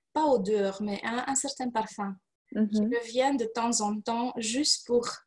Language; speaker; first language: French; non-native, fluent; Romanian